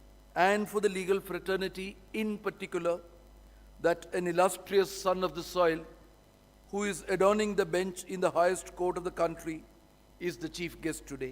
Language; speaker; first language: English; non-native, local second language; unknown